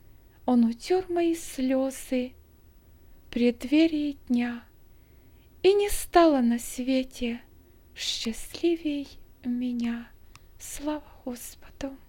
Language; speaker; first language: Russian; native; Russian